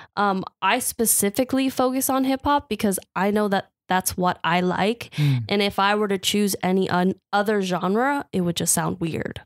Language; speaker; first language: English; native; English